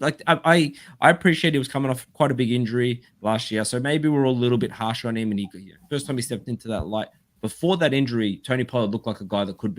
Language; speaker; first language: English; native; English